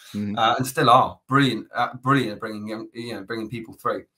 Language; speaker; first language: English; native; English